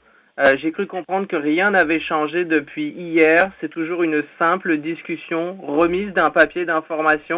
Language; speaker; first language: French; native; French